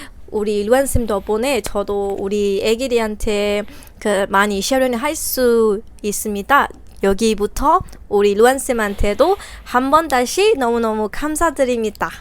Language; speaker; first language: Korean; non-native, fluent; Burmese